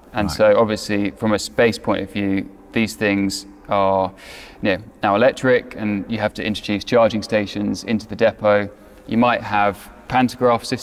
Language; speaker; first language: English; native; English